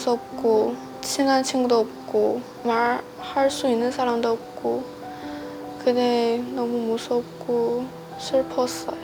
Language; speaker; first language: Korean; non-native, learner; Chinese